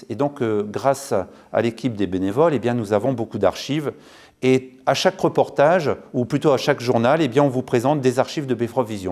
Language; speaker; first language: French; native; French